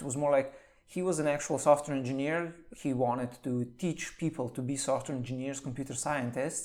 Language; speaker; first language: English; non-native, fluent; Slovenian